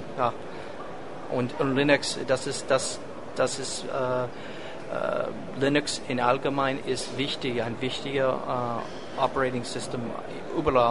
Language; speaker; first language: German; non-native, fluent; English